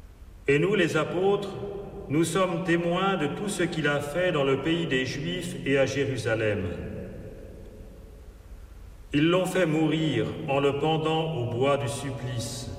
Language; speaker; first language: French; native; French